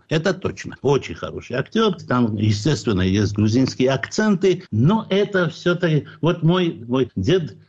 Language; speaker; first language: Russian; non-native, local second language; Georgian